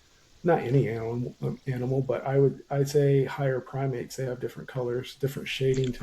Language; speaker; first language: English; native; English